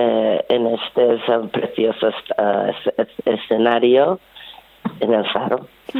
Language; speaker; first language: Spanish; non-native, fluent; English